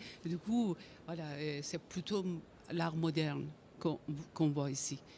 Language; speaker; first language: French; non-native, fluent; Persian